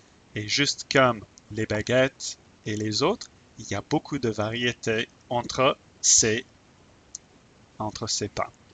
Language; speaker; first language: French; non-native, fluent; English